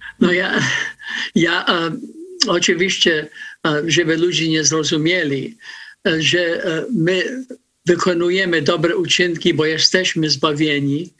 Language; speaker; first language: Polish; non-native, fluent; English